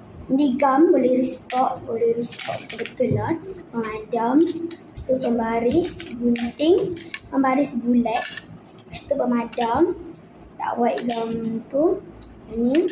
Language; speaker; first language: Malay; native; Malay